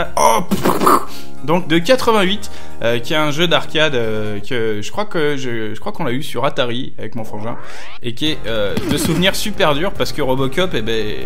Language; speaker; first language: French; native; French